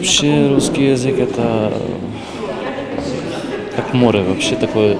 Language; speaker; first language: Russian; non-native, fluent; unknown